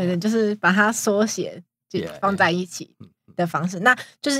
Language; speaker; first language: Chinese; native; Chinese